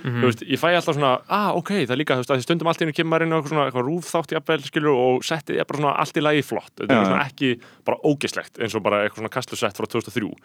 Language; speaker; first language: Icelandic; native; Icelandic